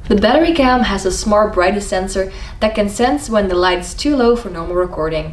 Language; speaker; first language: English; non-native, fluent; Dutch